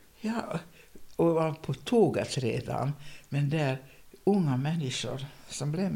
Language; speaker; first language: Swedish; non-native, fluent; Hungarian